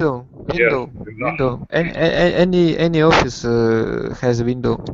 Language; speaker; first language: English; non-native, learner; Russian